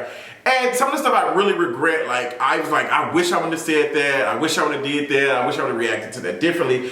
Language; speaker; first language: English; native; English